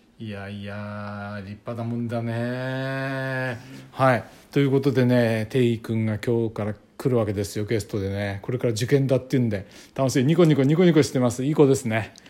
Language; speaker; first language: Japanese; native; Japanese